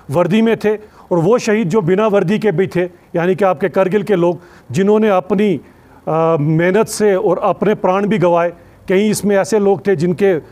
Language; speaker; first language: Hindi; native; Hindi